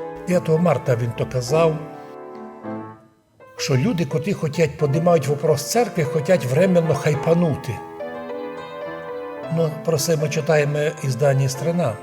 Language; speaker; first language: Ukrainian; non-native, local second language; Rusyn